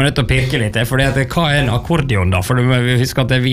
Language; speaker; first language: Norwegian; native; Norwegian